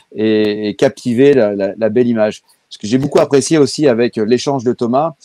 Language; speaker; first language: French; native; French